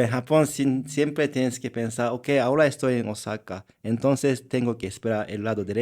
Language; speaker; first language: Spanish; non-native, learner; Japanese